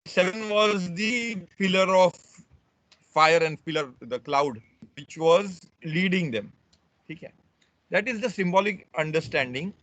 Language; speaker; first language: English; non-native, local second language; Marathi